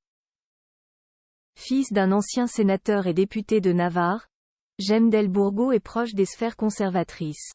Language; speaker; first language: French; native; French